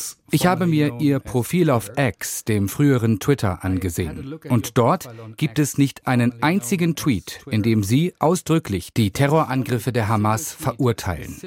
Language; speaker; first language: German; native; German